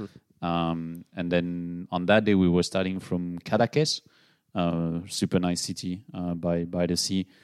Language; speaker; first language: English; non-native, fluent; French